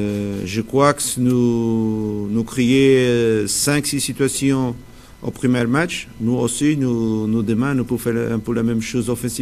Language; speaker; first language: French; non-native, fluent; Portuguese